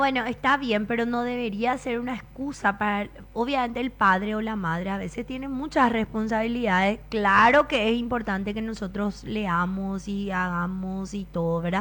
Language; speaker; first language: Spanish; native; Spanish